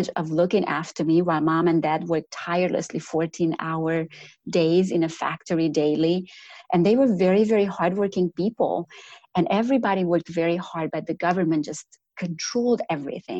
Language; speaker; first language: English; non-native, fluent; Romanian